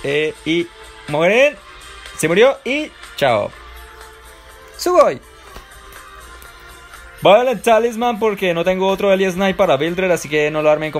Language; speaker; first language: Spanish; native; Spanish